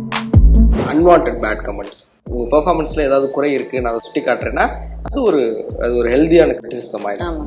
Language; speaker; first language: Tamil; native; Tamil